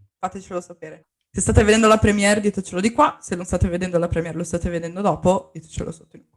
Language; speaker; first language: Italian; native; Italian